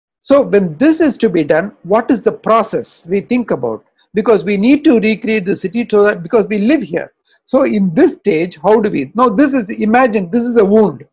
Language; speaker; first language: English; non-native, local second language; Tamil